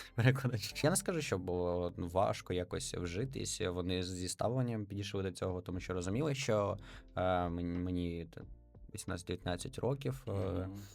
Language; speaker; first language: Ukrainian; native; Ukrainian